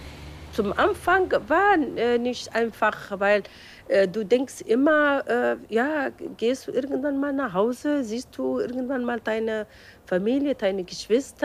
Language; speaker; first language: German; non-native, fluent; Arabic